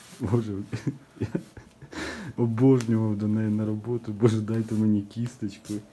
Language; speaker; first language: Ukrainian; non-native, local second language; Russian